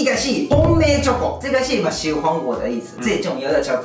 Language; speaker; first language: Chinese; non-native, learner; Japanese